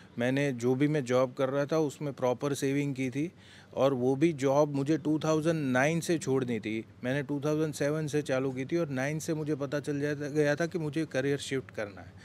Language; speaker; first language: Hindi; non-native, local second language; Gujarati